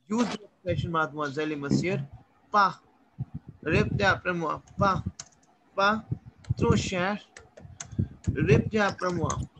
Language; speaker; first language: French; non-native, learner; Hindi